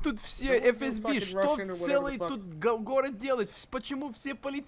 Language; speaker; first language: Russian; early bilingual, heritage; Russian